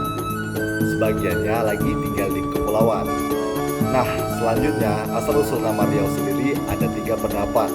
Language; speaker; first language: Indonesian; non-native, local second language; Malay